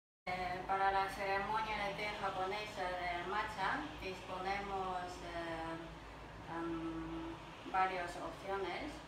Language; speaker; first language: Spanish; non-native, fluent; Chinese